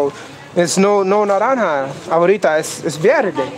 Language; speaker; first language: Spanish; non-native, learner; English